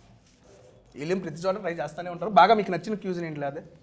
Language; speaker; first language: Telugu; native; Telugu